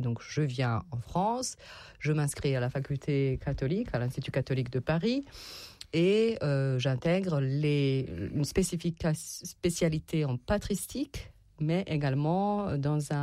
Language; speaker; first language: French; non-native, fluent; Serbian